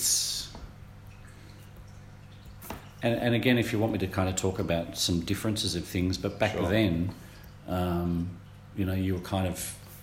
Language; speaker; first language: English; native; English